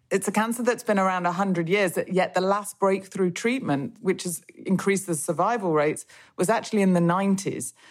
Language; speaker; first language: English; native; English